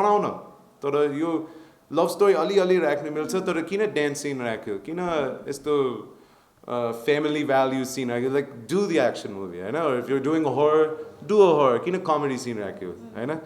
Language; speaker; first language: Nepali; non-native, learner; English